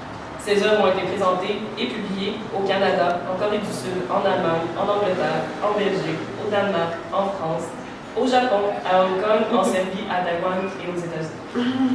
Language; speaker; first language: French; native; French